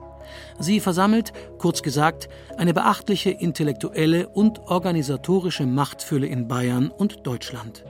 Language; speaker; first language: German; native; German